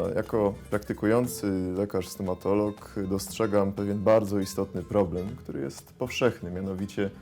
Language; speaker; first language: Polish; native; Polish